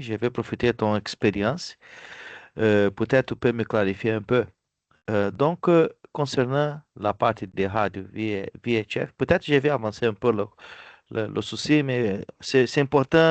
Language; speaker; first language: French; non-native, fluent; Portuguese